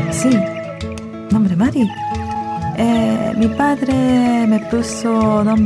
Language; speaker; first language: Spanish; early bilingual, other home language; Japanese